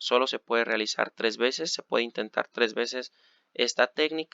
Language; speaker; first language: Spanish; native; Spanish